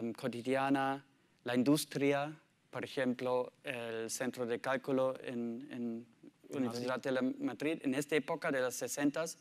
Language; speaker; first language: Spanish; non-native, learner; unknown